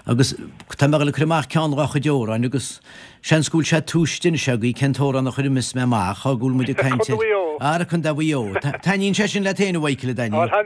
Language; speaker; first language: Irish; native; Irish